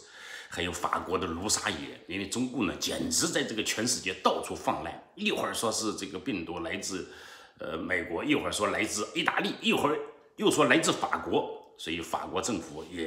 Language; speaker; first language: Chinese; native; Chinese